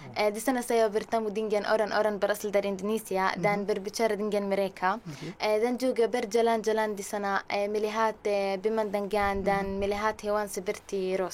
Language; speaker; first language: Indonesian; non-native, learner; Arabic